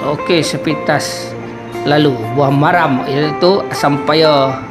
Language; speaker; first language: Malay; non-native, local second language; Iban